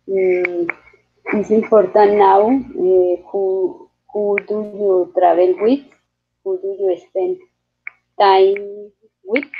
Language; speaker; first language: English; non-native, learner; Spanish